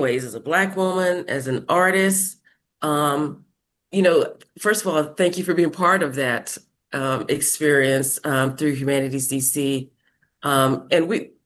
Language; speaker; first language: English; native; English